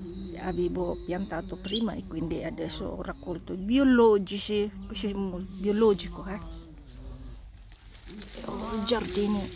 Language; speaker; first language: Italian; non-native, fluent; Cebuano